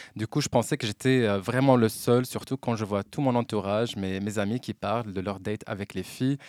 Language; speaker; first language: French; non-native, local second language; Arabic